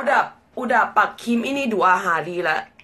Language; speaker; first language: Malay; non-native, learner; Thai